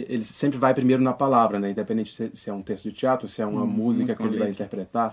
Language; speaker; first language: Portuguese; native; Portuguese